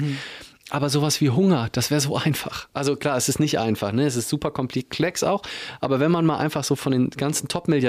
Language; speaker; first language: German; native; German